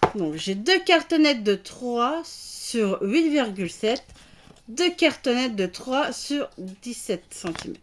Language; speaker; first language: French; native; French